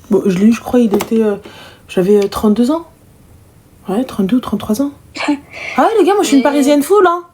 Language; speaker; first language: French; early bilingual, other home language; Arabic